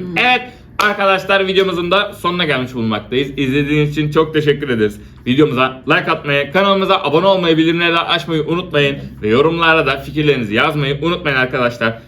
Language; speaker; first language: Turkish; native; Turkish